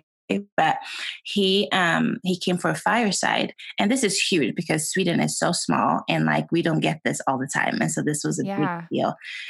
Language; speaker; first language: English; non-native, fluent; Swedish